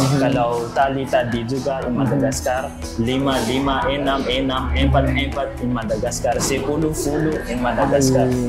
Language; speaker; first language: Indonesian; non-native, learner; Malagasy